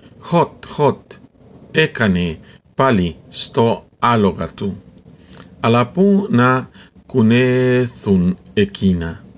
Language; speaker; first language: Greek; non-native, learner; Spanish